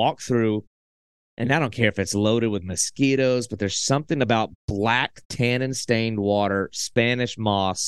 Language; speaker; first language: English; native; English